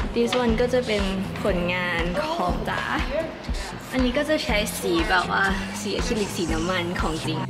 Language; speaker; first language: Thai; early bilingual, heritage; Thai